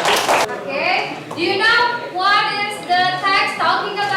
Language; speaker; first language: English; non-native, learner; Indonesian